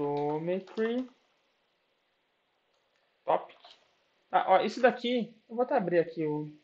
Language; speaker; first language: Portuguese; native; Portuguese